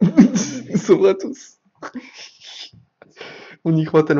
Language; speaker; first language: French; native; French